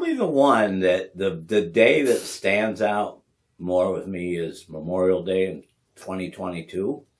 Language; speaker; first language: English; native; English